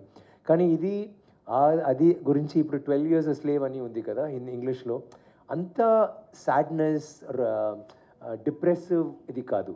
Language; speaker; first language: Telugu; non-native, learner; Tamil